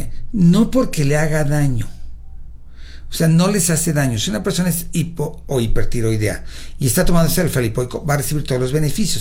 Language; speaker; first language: Spanish; native; Spanish